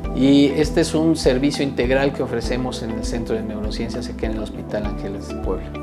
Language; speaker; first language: Spanish; native; Spanish